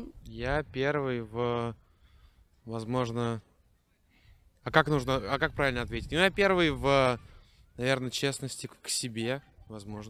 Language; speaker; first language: Russian; native; Russian